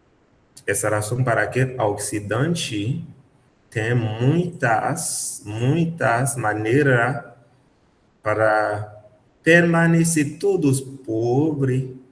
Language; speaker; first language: Portuguese; non-native, learner; Haitian Creole